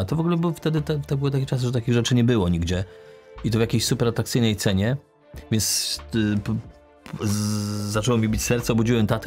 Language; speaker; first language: Polish; native; Polish